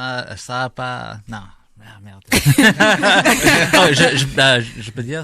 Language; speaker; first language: French; non-native, learner; English